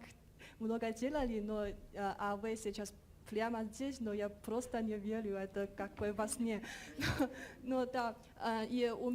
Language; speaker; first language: Russian; non-native, fluent; Chinese